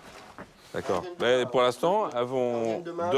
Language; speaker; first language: French; native; French